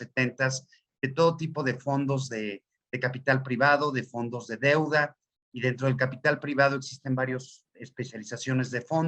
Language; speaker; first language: Spanish; native; Spanish